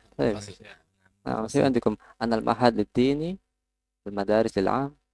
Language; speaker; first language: Arabic; non-native, learner; Indonesian